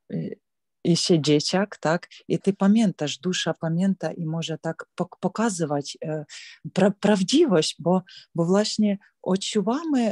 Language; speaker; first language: Polish; non-native, learner; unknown